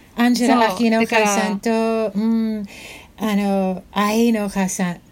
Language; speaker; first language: Japanese; non-native, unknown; English